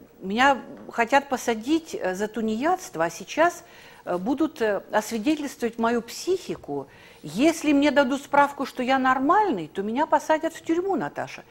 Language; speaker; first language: Russian; native; Russian